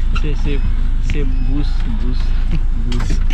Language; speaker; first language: English; non-native, local second language; Hindi